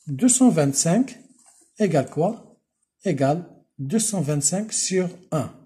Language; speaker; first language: French; non-native, local second language; Arabic